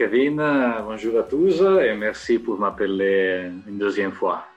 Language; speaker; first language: French; non-native, fluent; Italian